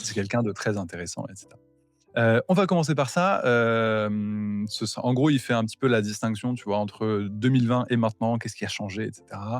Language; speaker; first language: French; native; French